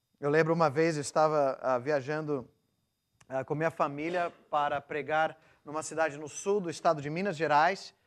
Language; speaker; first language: Portuguese; non-native, local second language; English